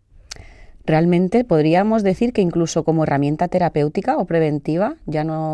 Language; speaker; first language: Spanish; native; Spanish